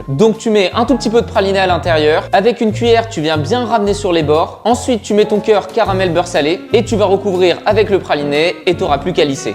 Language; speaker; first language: French; native; French